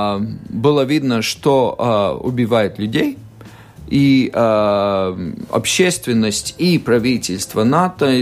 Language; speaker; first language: Russian; non-native, local second language; Latvian